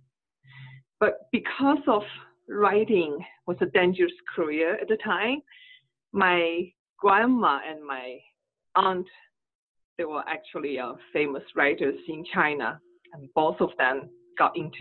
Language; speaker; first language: English; non-native, fluent; Chinese